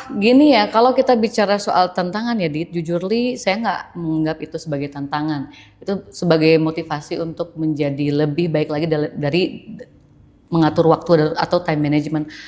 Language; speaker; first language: Indonesian; native; Indonesian